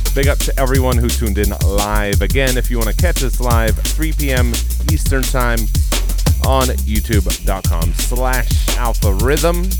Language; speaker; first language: English; native; English